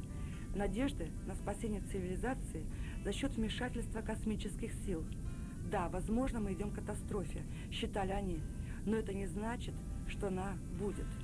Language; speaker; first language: Russian; native; Russian